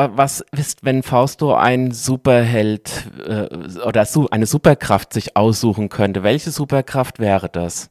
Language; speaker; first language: German; native; German